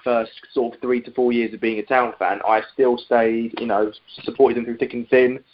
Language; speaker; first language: English; native; English